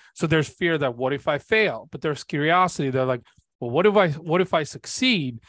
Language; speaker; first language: English; early bilingual, other home language; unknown